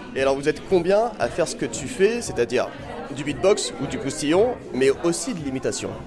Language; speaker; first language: French; native; French